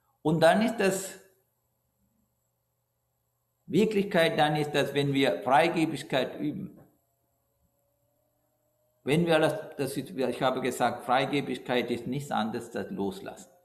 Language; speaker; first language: German; non-native, fluent; Sinhala